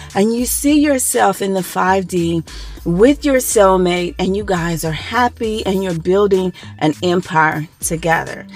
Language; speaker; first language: English; native; English